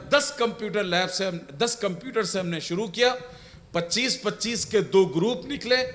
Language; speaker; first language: Urdu; native; Urdu